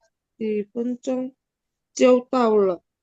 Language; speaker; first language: Chinese; non-native, learner; Indonesian